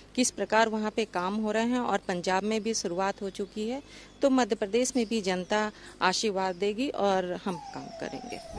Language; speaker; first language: Hindi; native; Hindi